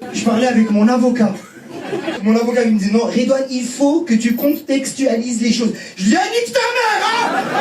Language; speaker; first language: French; early bilingual, other home language; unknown